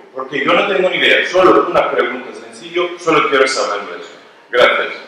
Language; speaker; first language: Spanish; non-native, learner; Turkish